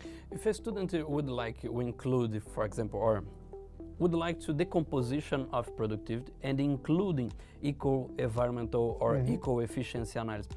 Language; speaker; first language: English; non-native, learner; Portuguese